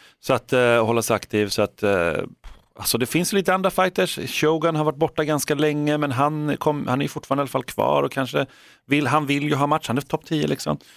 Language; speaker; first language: Swedish; native; Swedish